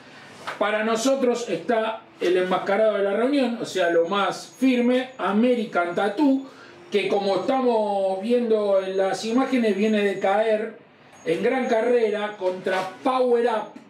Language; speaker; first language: Spanish; native; Spanish